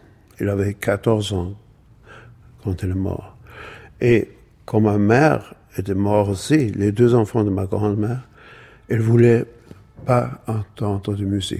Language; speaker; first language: French; non-native, fluent; German